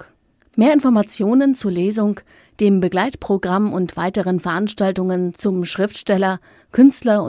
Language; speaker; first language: German; native; German